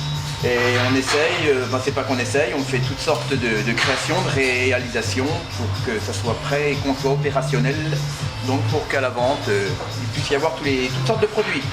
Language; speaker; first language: French; native; French